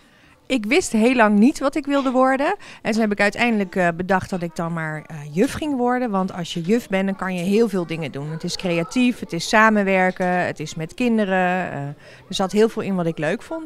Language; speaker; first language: Dutch; native; Dutch